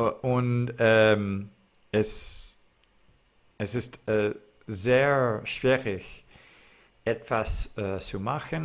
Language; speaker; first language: German; non-native, learner; English